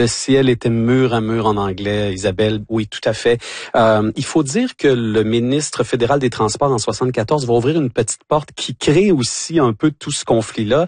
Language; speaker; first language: French; native; French